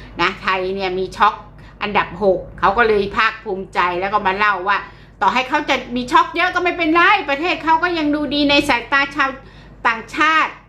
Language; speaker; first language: Thai; native; Thai